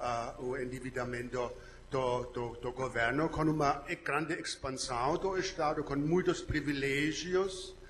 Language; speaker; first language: Portuguese; non-native, fluent; German